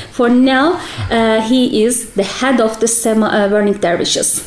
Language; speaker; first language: English; non-native, fluent; Turkish